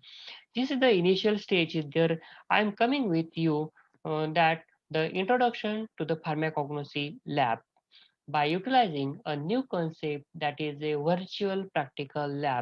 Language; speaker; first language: English; non-native, local second language; Marathi